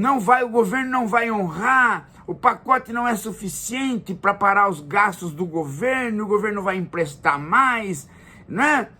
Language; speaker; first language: Portuguese; native; Portuguese